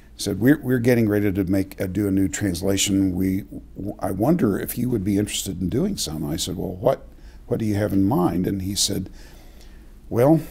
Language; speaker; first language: English; native; English